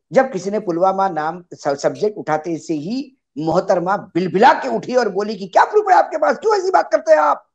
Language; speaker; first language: Hindi; native; Hindi